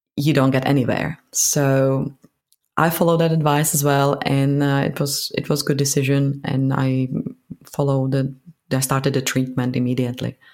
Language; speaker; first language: English; non-native, fluent; Czech